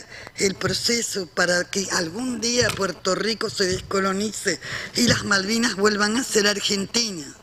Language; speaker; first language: Spanish; native; Spanish